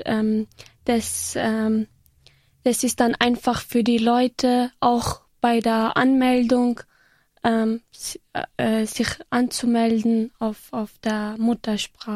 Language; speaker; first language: German; non-native, learner; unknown